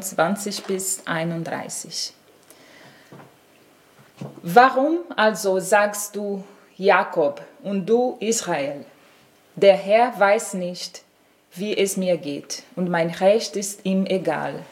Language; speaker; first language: German; non-native, fluent; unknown